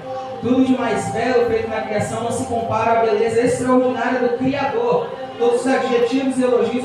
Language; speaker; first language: Portuguese; native; Portuguese